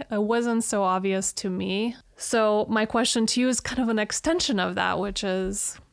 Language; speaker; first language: English; early bilingual, other home language; Romanian